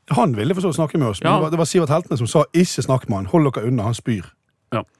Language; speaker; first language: Norwegian; native; Norwegian